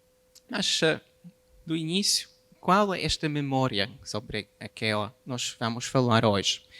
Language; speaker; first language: Portuguese; non-native, fluent; Polish